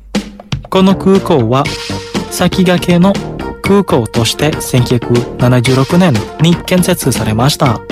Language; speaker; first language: Japanese; non-native, fluent; Indonesian